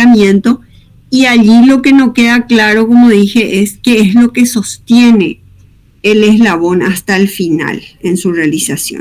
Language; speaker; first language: Spanish; native; Spanish